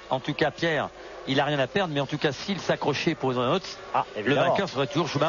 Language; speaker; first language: French; native; French